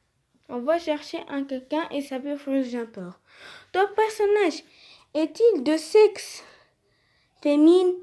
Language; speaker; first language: French; non-native, learner; Arabic